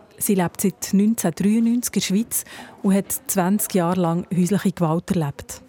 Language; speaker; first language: German; native; German